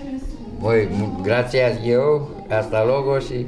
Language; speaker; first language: Spanish; non-native, learner; Romanian